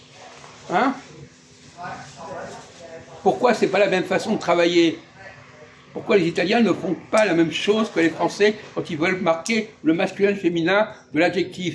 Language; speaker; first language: French; native; French